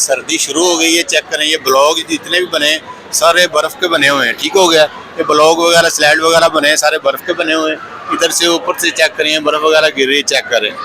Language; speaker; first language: Urdu; non-native, local second language; Punjabi